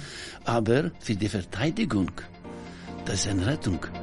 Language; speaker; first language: German; non-native, learner; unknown